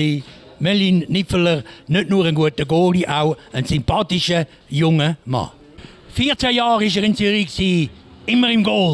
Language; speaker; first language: German; native; German